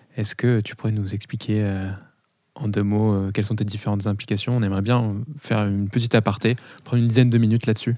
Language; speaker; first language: French; native; French